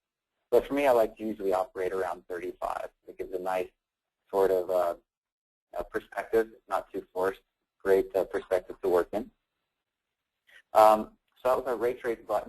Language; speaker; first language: English; native; English